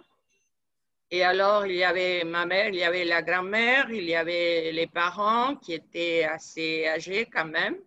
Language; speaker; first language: French; non-native, fluent; Spanish